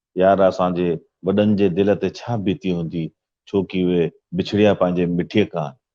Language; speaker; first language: Sindhi; early bilingual, heritage; Sindhi